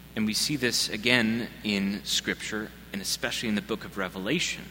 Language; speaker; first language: English; native; English